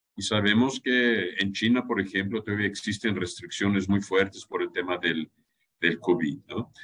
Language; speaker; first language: Spanish; non-native, fluent; German